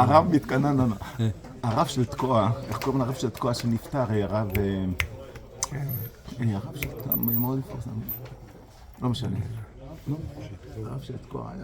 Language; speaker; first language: Hebrew; non-native, fluent; French